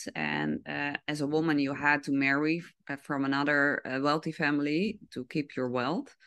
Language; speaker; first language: English; non-native, fluent; Dutch